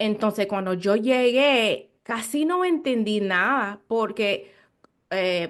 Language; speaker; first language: Spanish; non-native, learner; English